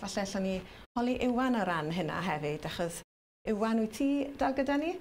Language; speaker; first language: Welsh; native; Welsh